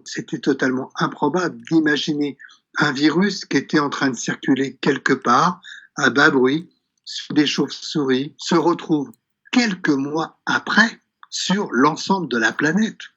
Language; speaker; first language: French; native; French